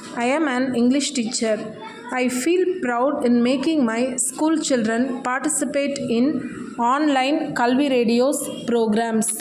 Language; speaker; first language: English; non-native, local second language; Tamil